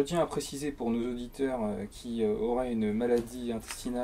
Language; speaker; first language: French; native; French